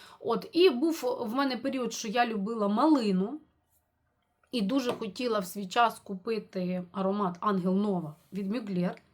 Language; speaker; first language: Ukrainian; non-native, local second language; Russian